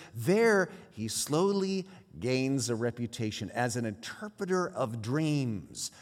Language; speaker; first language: English; early bilingual, other home language; Swiss German